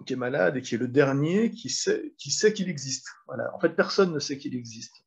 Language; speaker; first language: French; native; French